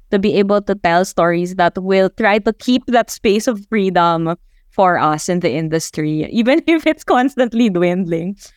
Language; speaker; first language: English; non-native, local second language; Chavacano